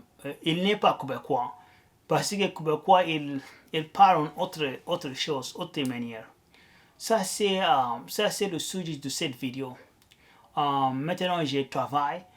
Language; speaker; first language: French; non-native, learner; Arabic